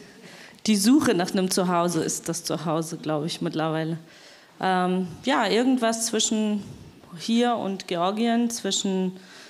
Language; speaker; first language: German; non-native, fluent; Georgian